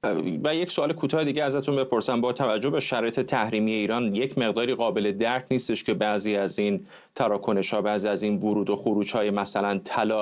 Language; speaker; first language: Persian; native; Persian